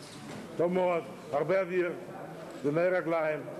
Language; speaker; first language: Hebrew; non-native, fluent; Russian